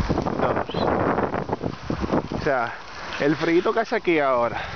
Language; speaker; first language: Spanish; native; Spanish